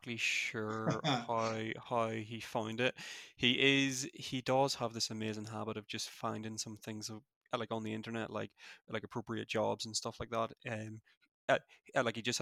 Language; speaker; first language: English; native; English